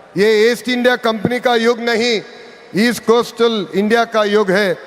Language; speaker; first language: Hindi; non-native, local second language; Telugu